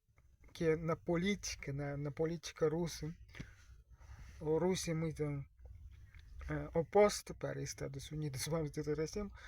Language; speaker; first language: Portuguese; non-native, learner; Russian